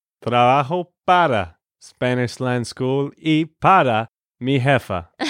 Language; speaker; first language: Spanish; non-native, fluent; English